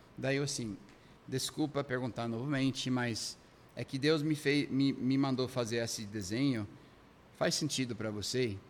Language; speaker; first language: Portuguese; non-native, fluent; English